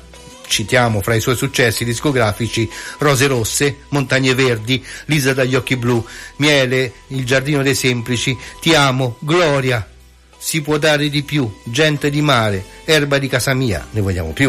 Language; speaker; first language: Italian; native; Italian